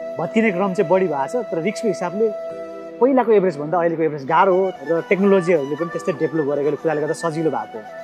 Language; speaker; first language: Nepali; non-native, local second language; Sherpa